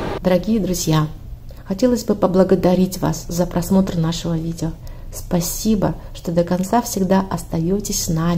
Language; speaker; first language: Russian; native; Russian